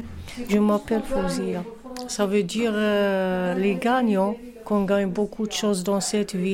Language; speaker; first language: French; non-native, learner; Arabic